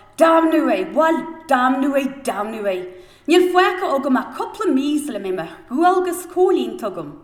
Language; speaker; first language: Irish; native; Irish